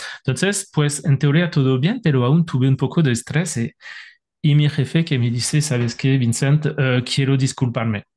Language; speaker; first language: Spanish; non-native, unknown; French